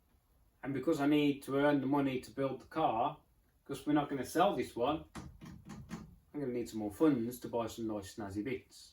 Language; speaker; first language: English; native; English